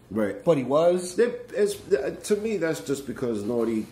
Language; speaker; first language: English; native; English